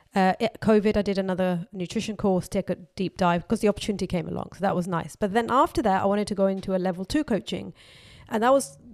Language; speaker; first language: English; non-native, local second language; Urdu